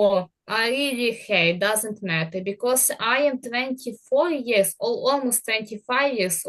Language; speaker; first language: English; non-native, learner; Ukrainian